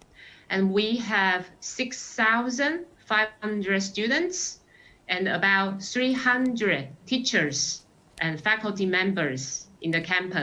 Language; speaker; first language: English; non-native, fluent; Chinese